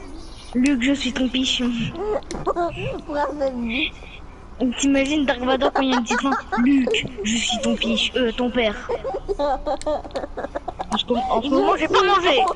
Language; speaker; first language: French; native; French